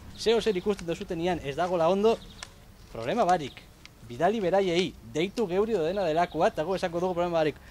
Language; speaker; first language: Basque; native; Basque